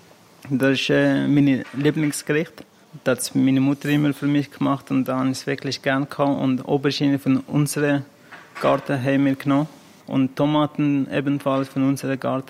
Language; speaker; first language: German; non-native, learner; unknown